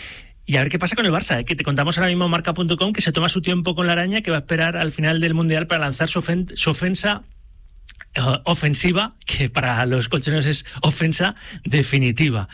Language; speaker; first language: Spanish; native; Spanish